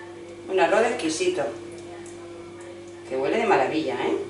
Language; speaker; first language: Spanish; native; Spanish